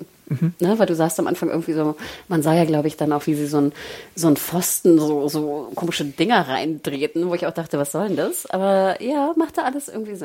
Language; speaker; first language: German; native; German